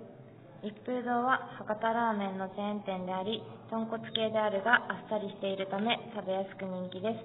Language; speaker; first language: Japanese; native; Japanese